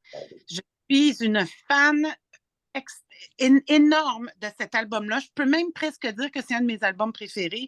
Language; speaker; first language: French; native; French